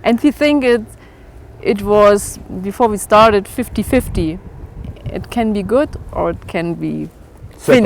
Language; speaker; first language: English; non-native, learner; German